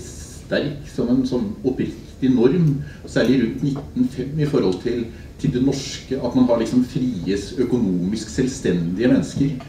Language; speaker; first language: Norwegian; native; Norwegian